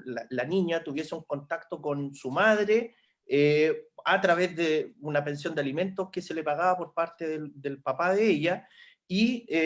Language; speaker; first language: Spanish; native; Spanish